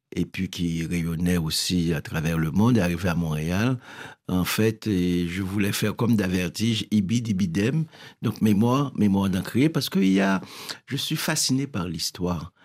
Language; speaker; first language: French; non-native, local second language; Haitian Creole